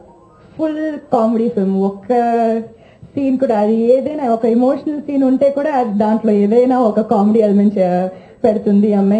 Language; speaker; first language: Telugu; non-native, fluent; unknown